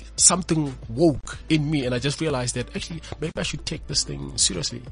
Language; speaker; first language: English; non-native, local second language; Northern Sotho